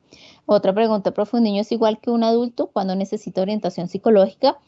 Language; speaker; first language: Spanish; native; Spanish